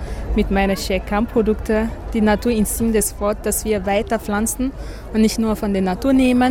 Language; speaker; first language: German; non-native, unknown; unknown